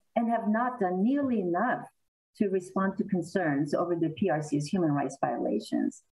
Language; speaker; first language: English; non-native, fluent; Korean